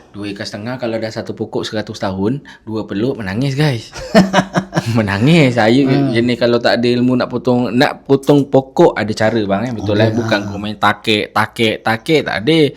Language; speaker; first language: Malay; native; Malay